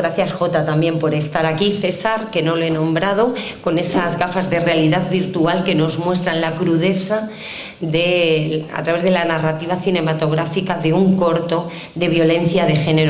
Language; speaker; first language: Spanish; native; Spanish